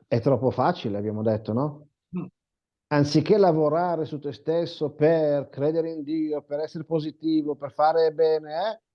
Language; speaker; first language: Italian; non-native, fluent; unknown